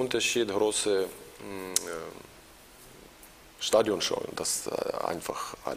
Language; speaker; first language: German; non-native, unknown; Russian